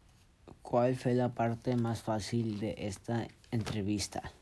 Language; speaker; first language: Spanish; early bilingual, heritage; Spanish